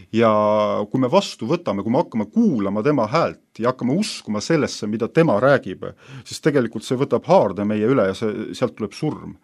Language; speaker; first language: Estonian; native; Estonian